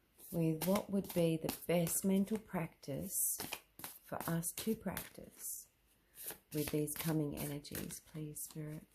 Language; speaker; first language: English; native; English